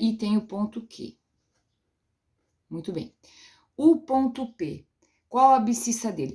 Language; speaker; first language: Portuguese; native; Portuguese